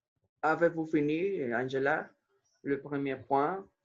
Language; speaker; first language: French; non-native, fluent; Spanish